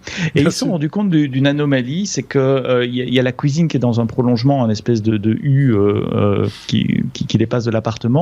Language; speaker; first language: French; native; French